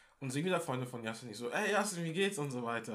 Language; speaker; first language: German; non-native, local second language; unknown